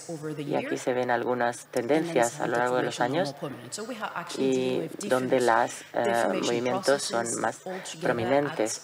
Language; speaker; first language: Spanish; non-native, fluent; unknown